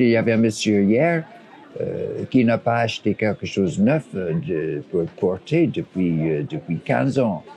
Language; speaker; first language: French; non-native, fluent; English